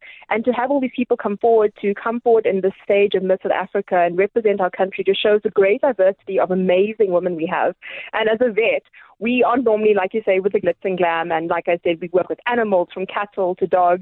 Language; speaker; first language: English; native; English